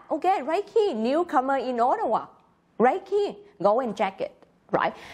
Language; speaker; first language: English; non-native, learner; Vietnamese